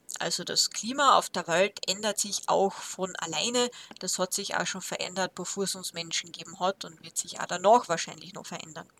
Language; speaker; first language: German; native; German